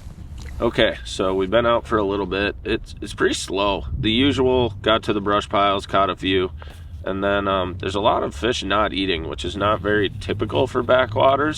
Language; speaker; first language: English; native; English